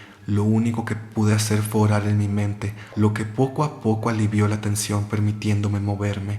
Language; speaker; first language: Spanish; native; Spanish